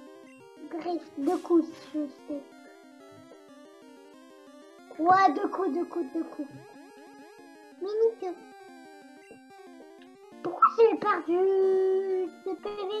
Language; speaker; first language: French; native; French